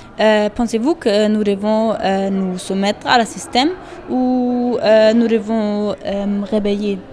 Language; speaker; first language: French; non-native, learner; German